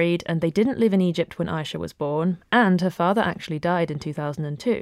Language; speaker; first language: English; native; English